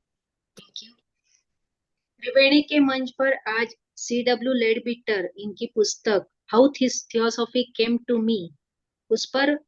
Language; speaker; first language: Hindi; non-native, local second language; Marathi